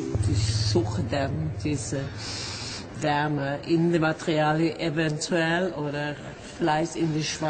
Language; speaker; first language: German; non-native, fluent; Norwegian